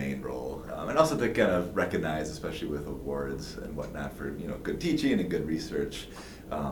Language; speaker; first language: English; native; English